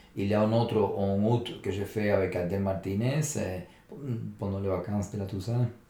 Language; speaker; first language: French; non-native, fluent; Spanish